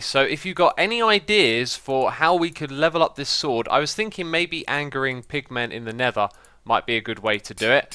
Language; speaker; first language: English; native; English